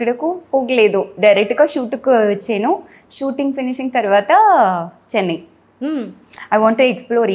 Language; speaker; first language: Telugu; non-native, learner; Tamil